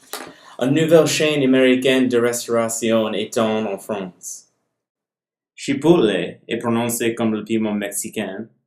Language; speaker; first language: French; non-native, learner; English